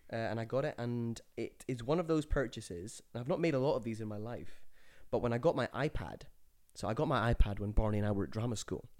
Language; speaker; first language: English; native; English